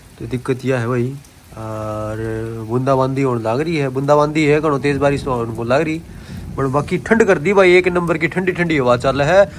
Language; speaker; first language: Hindi; native; Hindi